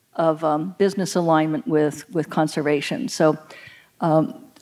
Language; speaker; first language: English; native; English